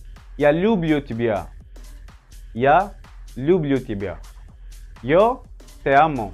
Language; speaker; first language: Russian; non-native, fluent; Portuguese